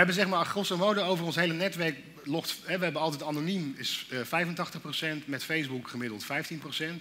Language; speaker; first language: Dutch; native; Dutch